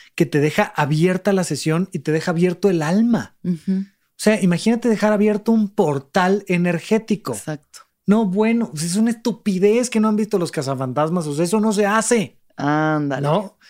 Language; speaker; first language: Spanish; native; Spanish